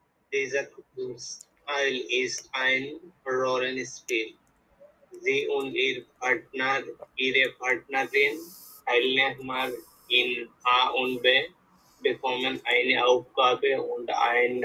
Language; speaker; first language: German; non-native, learner; Bangla